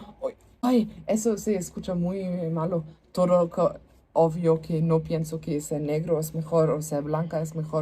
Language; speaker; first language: Spanish; non-native, learner; German